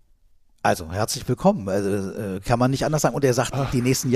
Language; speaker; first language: German; native; German